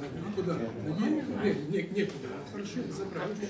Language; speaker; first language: Russian; non-native, learner; Serbian